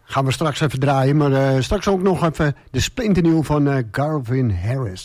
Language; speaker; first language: Dutch; native; Dutch